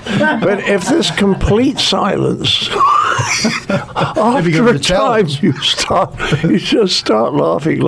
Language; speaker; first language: English; native; English